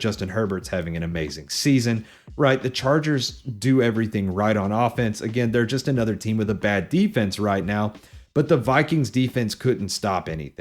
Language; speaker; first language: English; native; English